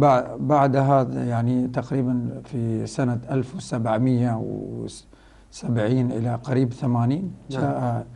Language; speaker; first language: Arabic; non-native, fluent; Rohingya